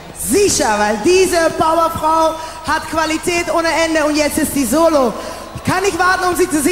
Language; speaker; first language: German; non-native, learner; English